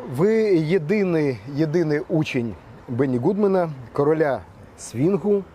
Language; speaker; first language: Ukrainian; native; Ukrainian